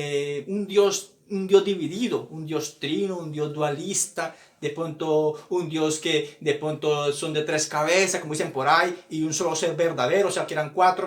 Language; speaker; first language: Spanish; native; Spanish